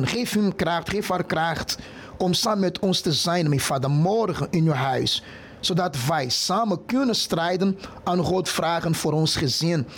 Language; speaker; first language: Dutch; non-native, fluent; Portuguese